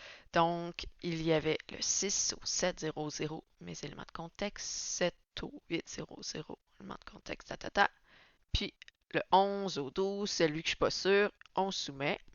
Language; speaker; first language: French; native; French